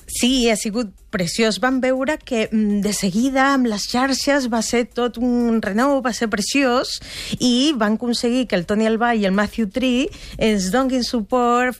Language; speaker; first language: Catalan; non-native, fluent; Spanish